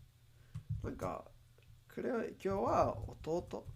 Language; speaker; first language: Japanese; non-native, learner; English